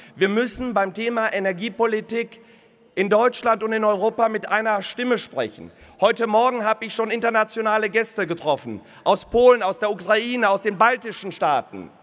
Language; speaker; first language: German; early bilingual, other home language; Polish